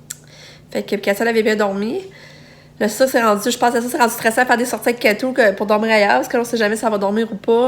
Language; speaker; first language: French; native; French